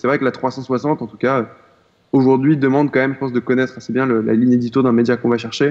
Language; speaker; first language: French; native; French